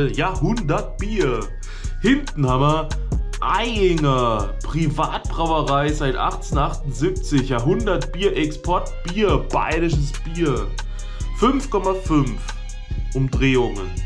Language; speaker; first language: German; native; German